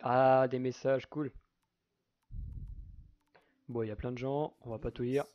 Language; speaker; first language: French; native; French